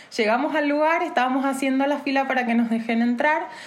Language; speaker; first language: Spanish; native; Spanish